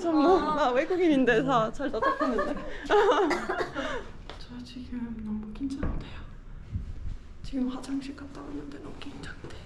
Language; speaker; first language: Korean; non-native, learner; Estonian